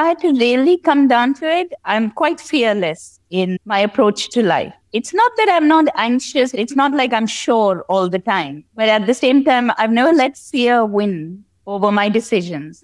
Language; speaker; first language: English; non-native, local second language; Hindi